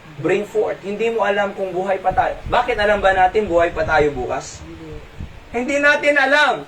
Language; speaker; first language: Filipino; non-native, local second language; Iloko